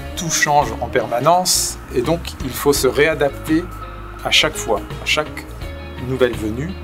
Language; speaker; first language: French; native; French